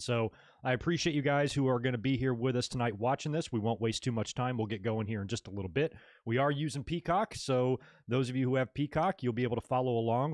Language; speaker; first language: English; native; English